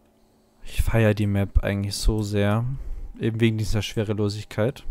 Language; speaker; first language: German; native; German